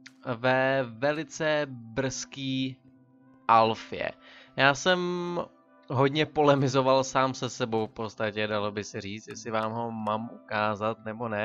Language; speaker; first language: Czech; native; Czech